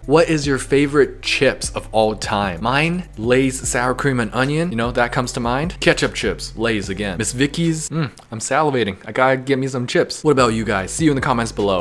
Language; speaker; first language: English; native; English